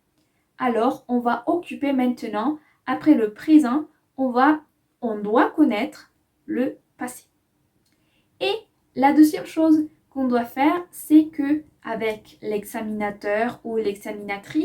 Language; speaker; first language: French; non-native, fluent; Spanish